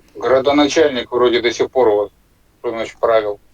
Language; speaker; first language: Russian; native; Russian